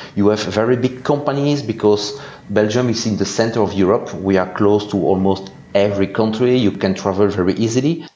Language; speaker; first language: English; non-native, fluent; French